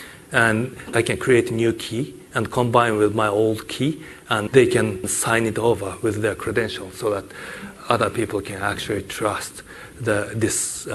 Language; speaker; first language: English; non-native, fluent; Japanese